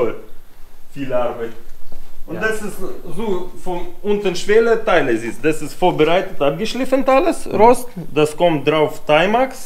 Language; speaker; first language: German; non-native, learner; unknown